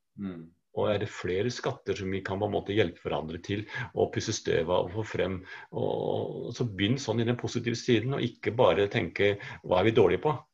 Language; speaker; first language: Norwegian; native; Norwegian